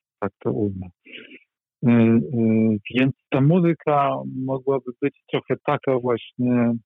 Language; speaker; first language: Polish; native; Polish